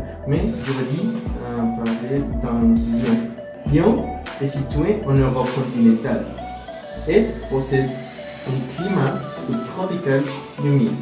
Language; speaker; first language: French; non-native, learner; Spanish